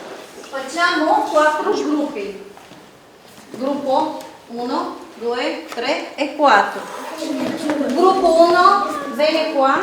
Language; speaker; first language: Italian; non-native, fluent; Bulgarian